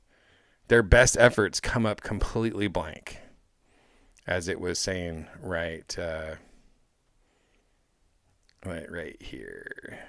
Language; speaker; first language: English; native; English